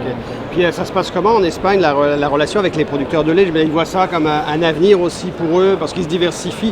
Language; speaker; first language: French; native; French